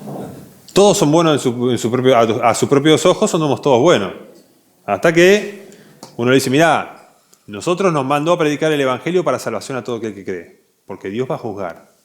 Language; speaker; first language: Spanish; native; Spanish